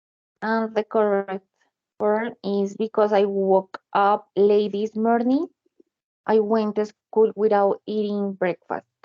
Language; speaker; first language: English; non-native, learner; Spanish